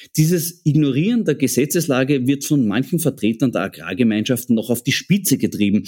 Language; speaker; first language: German; native; German